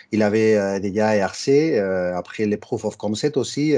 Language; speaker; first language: French; non-native, fluent; Spanish